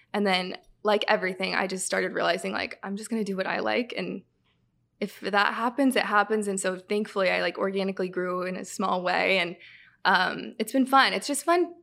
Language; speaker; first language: English; native; English